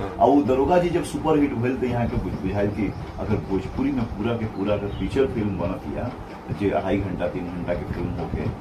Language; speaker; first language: Bhojpuri; native; Bhojpuri